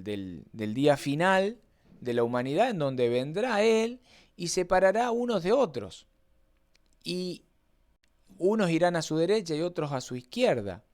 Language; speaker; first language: Spanish; native; Spanish